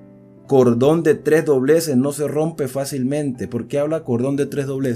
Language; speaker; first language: Spanish; native; Spanish